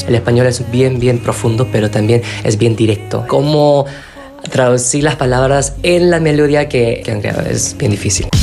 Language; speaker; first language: Spanish; non-native, fluent; Korean